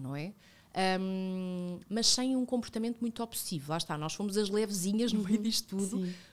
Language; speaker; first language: Portuguese; early bilingual, other home language; Spanish